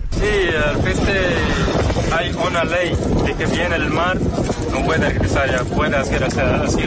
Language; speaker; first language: Spanish; non-native, learner; Arabic